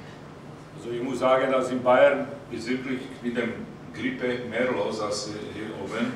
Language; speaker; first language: German; non-native, fluent; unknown